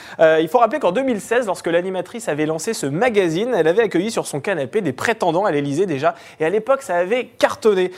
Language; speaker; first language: French; native; French